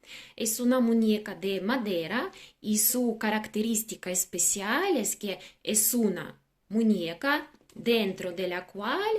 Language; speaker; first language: Spanish; non-native, fluent; Russian